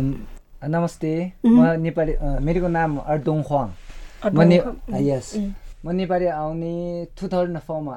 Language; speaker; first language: Nepali; non-native, learner; Chinese